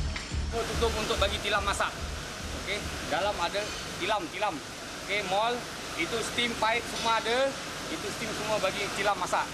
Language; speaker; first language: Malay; non-native, learner; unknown